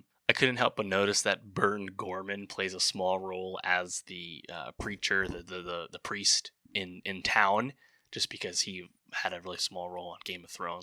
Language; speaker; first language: English; native; English